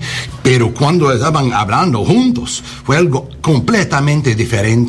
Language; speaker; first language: Spanish; early bilingual, heritage; English